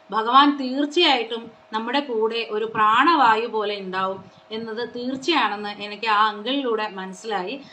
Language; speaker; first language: Malayalam; non-native, local second language; Konkani